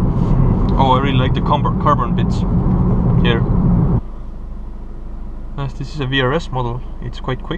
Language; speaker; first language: English; non-native, fluent; Estonian